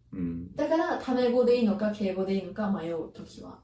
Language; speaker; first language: Japanese; native; Japanese